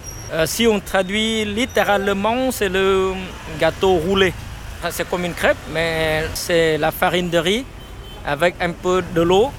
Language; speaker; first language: French; non-native, fluent; Vietnamese